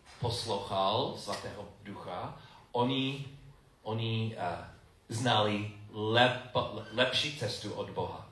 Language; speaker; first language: Czech; non-native, learner; English